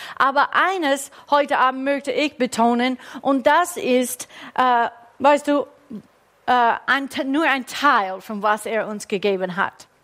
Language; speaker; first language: German; non-native, fluent; English